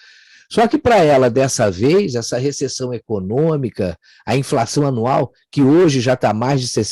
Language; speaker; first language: Portuguese; native; Portuguese